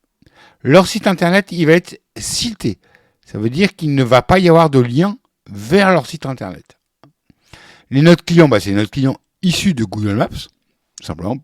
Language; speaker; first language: French; native; French